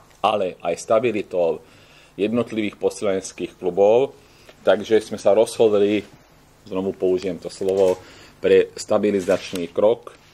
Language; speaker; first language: Slovak; non-native, local second language; Hungarian